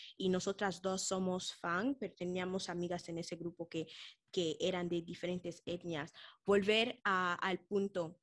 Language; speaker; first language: Spanish; non-native, local second language; Fang